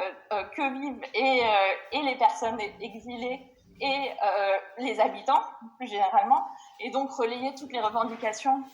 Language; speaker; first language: French; native; French